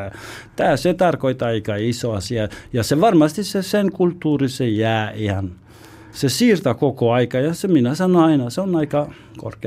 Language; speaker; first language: Finnish; non-native, learner; Albanian